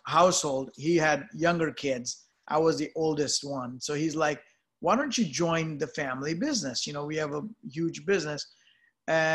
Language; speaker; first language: English; non-native, local second language; Gujarati